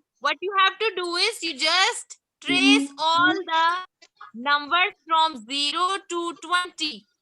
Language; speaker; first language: English; non-native, fluent; Urdu